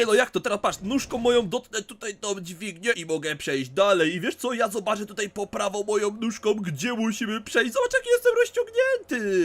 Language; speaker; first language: Polish; native; Polish